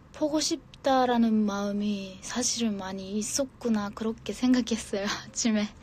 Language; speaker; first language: Korean; non-native, fluent; Japanese